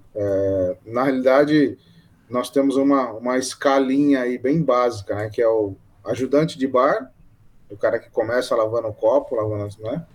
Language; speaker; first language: Portuguese; native; Portuguese